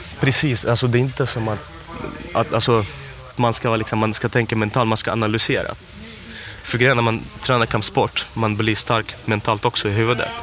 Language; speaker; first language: Swedish; early bilingual, other home language; Russian